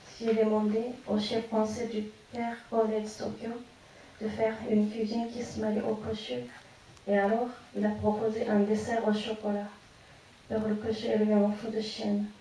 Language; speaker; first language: French; non-native, fluent; Japanese